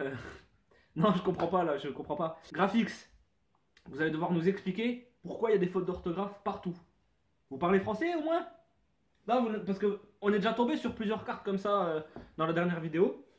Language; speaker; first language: French; native; French